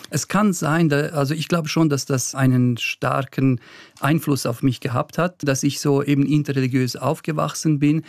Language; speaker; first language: German; early bilingual, other home language; Bosnian